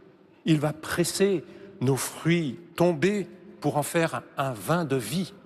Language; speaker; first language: French; native; French